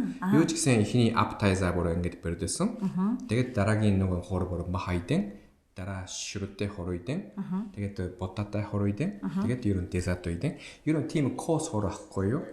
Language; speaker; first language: Mongolian; non-native, fluent; Japanese